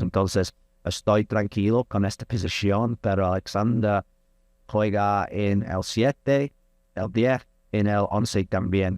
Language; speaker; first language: Spanish; non-native, learner; English